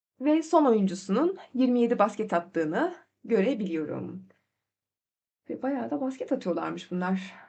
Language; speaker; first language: Turkish; native; Turkish